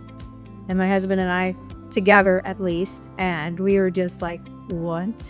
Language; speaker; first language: English; native; English